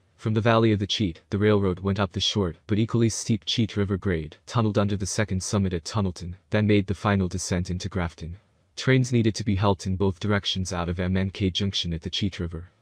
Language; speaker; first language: English; native; English